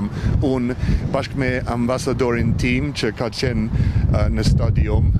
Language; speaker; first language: Albanian; non-native, fluent; English